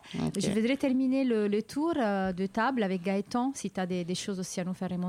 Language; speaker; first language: French; native; French